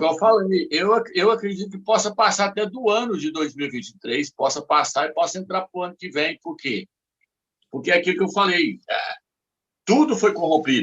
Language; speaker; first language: Portuguese; native; Portuguese